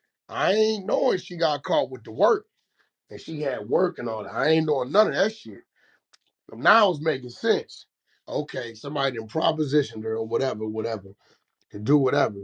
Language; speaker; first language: English; native; English